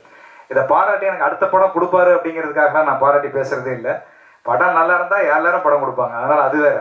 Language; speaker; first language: Tamil; native; Tamil